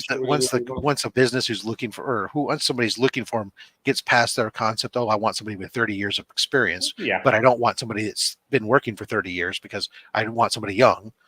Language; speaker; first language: English; native; English